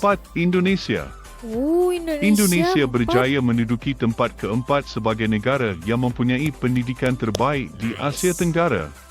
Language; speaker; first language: Malay; native; Malay